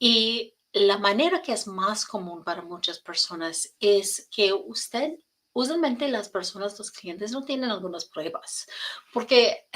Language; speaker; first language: Spanish; non-native, learner; English